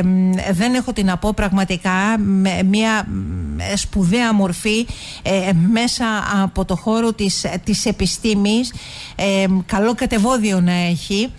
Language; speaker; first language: Greek; native; Greek